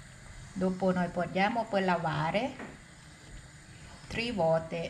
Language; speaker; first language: Italian; non-native, learner; Thai